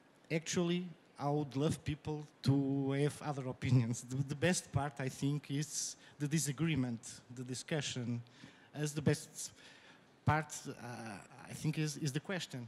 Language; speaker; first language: English; non-native, fluent; Portuguese